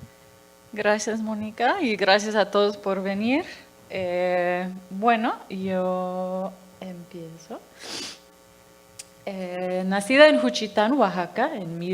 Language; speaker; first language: Spanish; non-native, learner; English